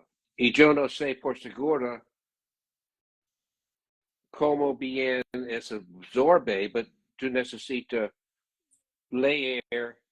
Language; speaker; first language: Spanish; non-native, learner; English